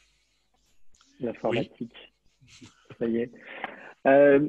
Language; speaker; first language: French; native; French